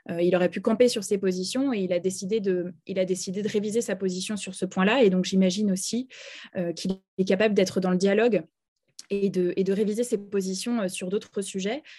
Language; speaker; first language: French; native; French